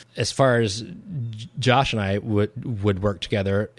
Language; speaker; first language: English; native; English